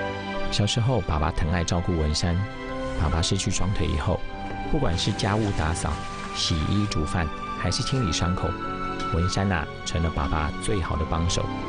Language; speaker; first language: Chinese; native; Chinese